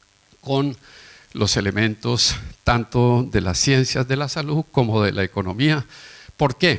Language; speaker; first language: Spanish; native; Spanish